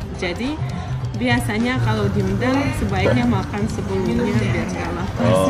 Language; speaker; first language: Indonesian; non-native, fluent; Russian